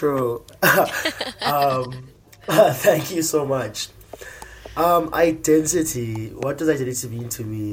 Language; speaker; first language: English; non-native, local second language; Xhosa